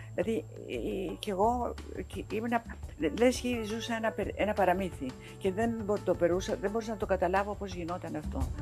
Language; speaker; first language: Greek; native; Greek